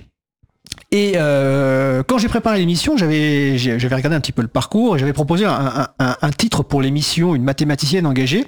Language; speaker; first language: French; native; French